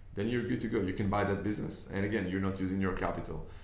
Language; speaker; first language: English; non-native, fluent; Hebrew